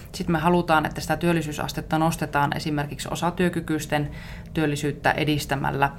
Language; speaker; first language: Finnish; native; Finnish